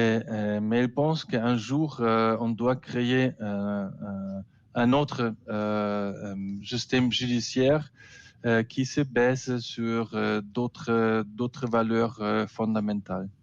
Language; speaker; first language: French; non-native, learner; German